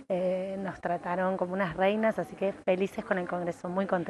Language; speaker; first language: Spanish; native; Spanish